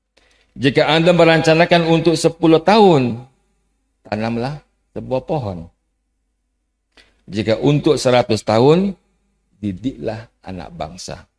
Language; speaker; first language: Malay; non-native, fluent; Javanese